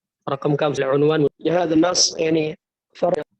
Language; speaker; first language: Arabic; non-native, learner; Indonesian